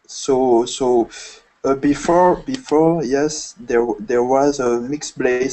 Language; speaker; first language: English; non-native, fluent; French